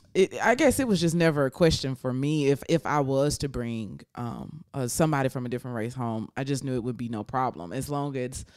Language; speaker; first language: English; native; English